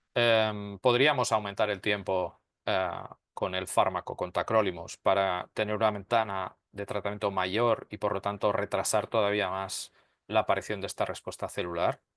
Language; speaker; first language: Spanish; native; Spanish